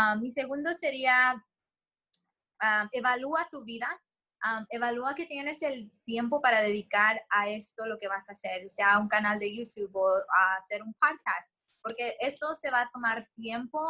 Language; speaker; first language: Spanish; early bilingual, heritage; Spanish